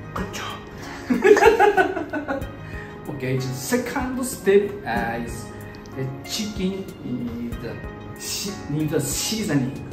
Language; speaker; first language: English; non-native, learner; Japanese